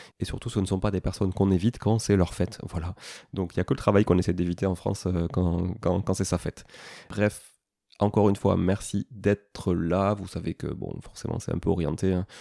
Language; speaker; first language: French; native; French